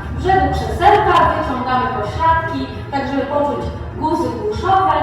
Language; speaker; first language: Polish; native; Polish